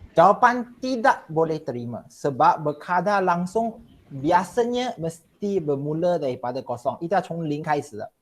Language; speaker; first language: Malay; non-native, local second language; Chinese